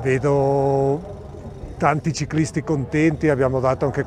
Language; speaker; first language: Italian; native; Italian